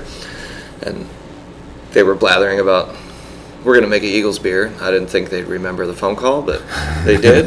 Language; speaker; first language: English; native; English